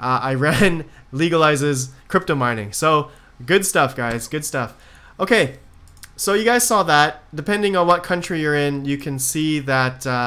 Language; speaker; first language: English; native; English